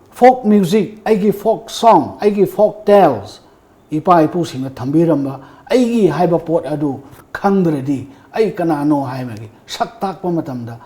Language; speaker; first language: Manipuri; non-native, local second language; Rongmei Naga